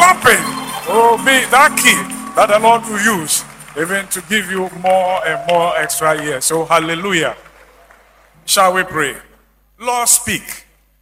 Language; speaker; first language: English; non-native, local second language; Akan